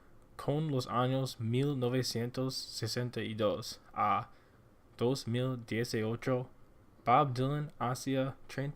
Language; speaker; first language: Spanish; non-native, learner; English